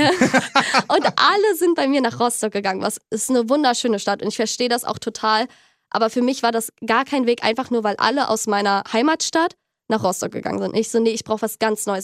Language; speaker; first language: German; native; German